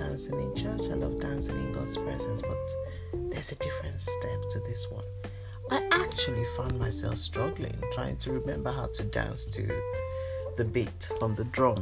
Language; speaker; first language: English; non-native, local second language; Yoruba